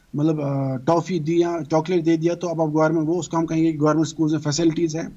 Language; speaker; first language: Urdu; native; Urdu